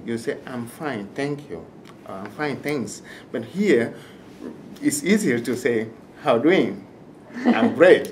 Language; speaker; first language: English; non-native, fluent; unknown